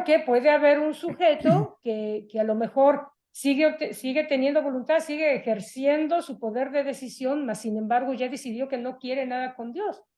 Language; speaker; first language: Spanish; native; Spanish